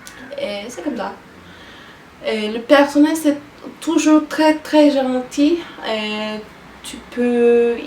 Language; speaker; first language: French; non-native, learner; Turkish